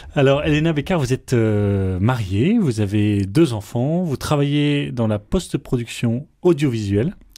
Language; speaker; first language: French; native; French